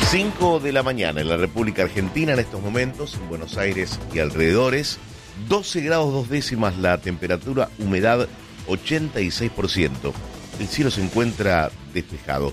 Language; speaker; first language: Spanish; native; Spanish